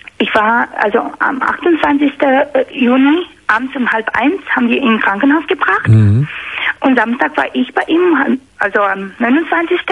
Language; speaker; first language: German; non-native, fluent; Romanian